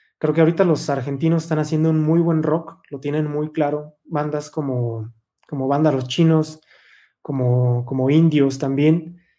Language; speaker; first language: Spanish; native; Spanish